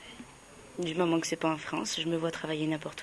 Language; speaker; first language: French; native; French